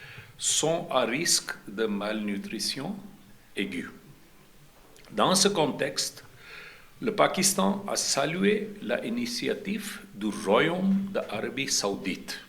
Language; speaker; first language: French; non-native, fluent; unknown